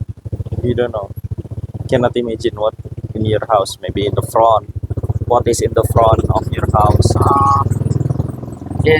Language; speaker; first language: English; non-native, fluent; Indonesian